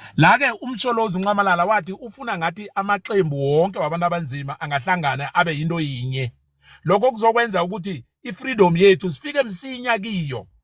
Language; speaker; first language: Zulu; non-native, local second language; South Ndebele